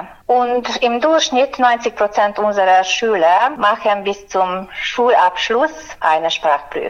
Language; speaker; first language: German; non-native, fluent; Hungarian